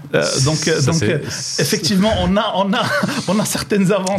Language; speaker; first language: French; non-native, local second language; Arabic